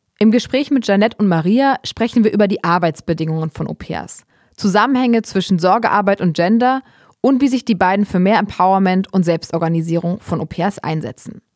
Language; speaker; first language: German; native; German